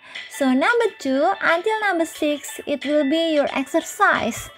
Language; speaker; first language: English; non-native, fluent; Indonesian